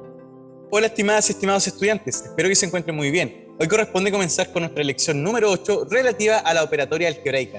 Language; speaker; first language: Spanish; native; Spanish